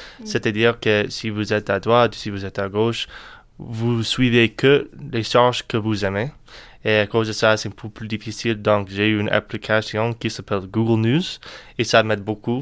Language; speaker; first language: French; non-native, learner; English